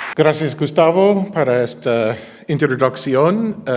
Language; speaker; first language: Spanish; non-native, learner; English